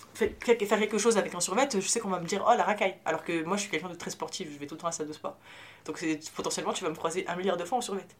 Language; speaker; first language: French; early bilingual, other home language; Arabic